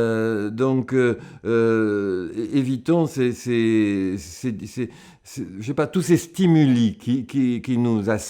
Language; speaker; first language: French; native; French